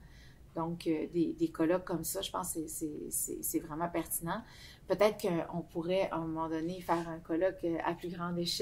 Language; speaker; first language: French; native; French